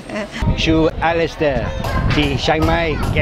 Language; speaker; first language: Thai; non-native, learner; English